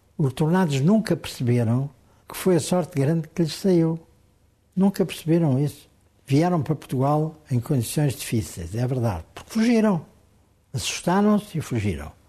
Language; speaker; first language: Portuguese; native; Portuguese